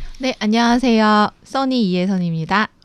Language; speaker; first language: Korean; native; Korean